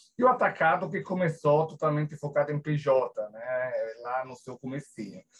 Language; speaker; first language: Portuguese; non-native, fluent; Italian